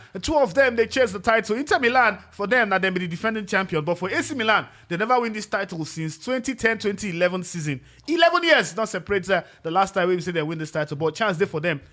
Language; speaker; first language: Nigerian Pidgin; native; Nigerian Pidgin